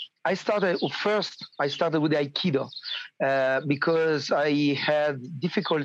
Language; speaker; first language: English; non-native, learner; Italian